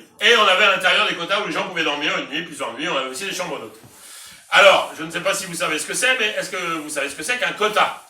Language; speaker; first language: French; native; French